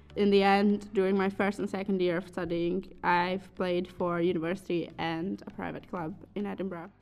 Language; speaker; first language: English; non-native, fluent; Italian